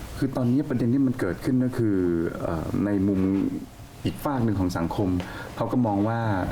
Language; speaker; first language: Thai; native; Thai